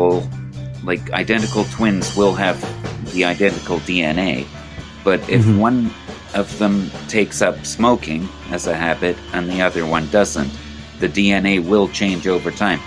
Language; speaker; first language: English; native; English